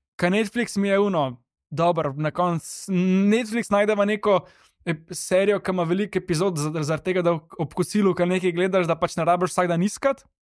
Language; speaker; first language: Slovenian; non-native, local second language; Serbian